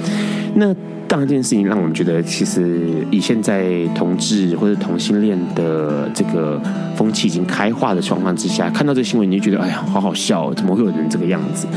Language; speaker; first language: Chinese; native; Chinese